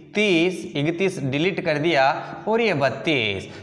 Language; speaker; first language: Hindi; native; Hindi